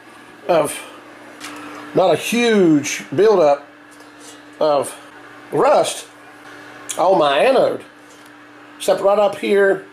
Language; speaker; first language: English; native; English